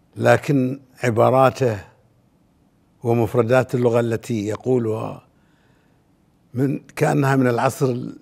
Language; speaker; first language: Arabic; native; Arabic